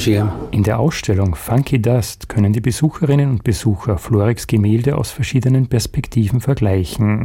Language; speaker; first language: German; native; German